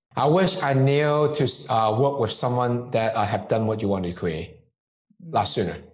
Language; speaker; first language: English; non-native, local second language; Cantonese